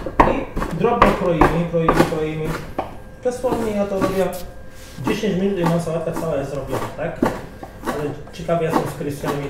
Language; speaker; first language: Polish; non-native, fluent; Arabic